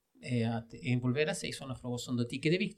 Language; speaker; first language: Swedish; non-native, fluent; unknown